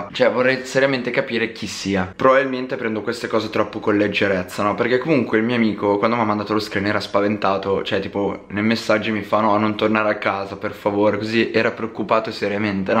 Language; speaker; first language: Italian; native; Italian